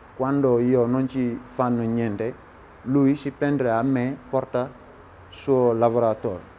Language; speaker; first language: Italian; non-native, learner; Wolof